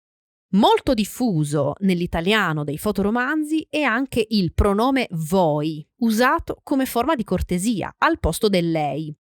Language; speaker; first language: Italian; native; Italian